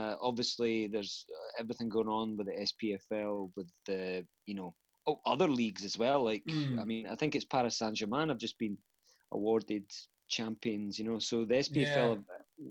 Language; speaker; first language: English; native; English